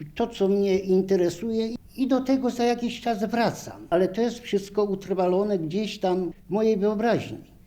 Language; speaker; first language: Polish; native; Polish